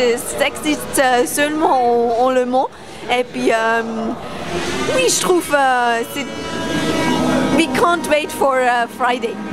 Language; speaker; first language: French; non-native, local second language; German